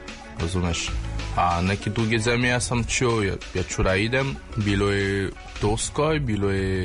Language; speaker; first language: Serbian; non-native, learner; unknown